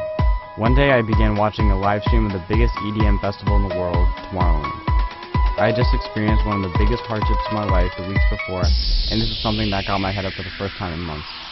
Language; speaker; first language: English; native; English